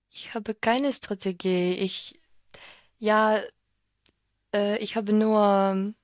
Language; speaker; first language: German; non-native, fluent; Ukrainian